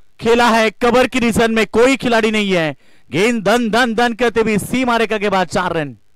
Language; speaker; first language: Hindi; non-native, local second language; Marathi